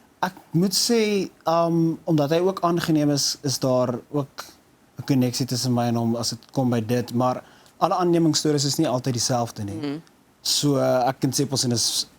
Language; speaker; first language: Afrikaans; native; Afrikaans